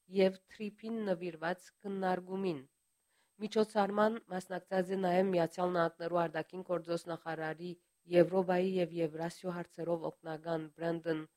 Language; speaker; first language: Armenian; early bilingual, heritage; Armenian